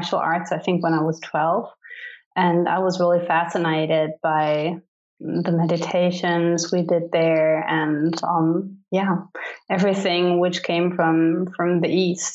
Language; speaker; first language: English; non-native, fluent; German